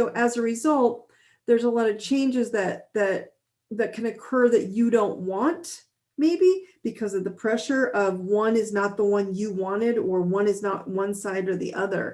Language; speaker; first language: English; native; English